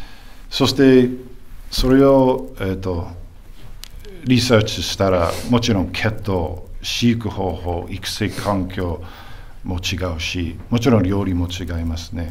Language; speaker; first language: Japanese; non-native, fluent; English